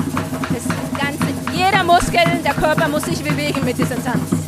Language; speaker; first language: German; non-native, fluent; Spanish